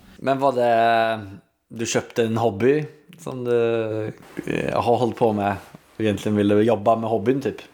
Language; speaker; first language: Swedish; native; Swedish